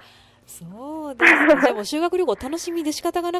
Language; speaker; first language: Japanese; native; Japanese